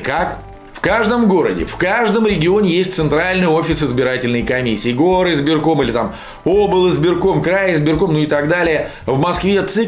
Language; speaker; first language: Russian; native; Russian